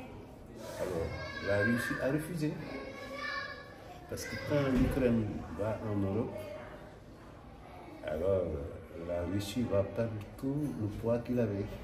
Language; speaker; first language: French; non-native, local second language; Wolof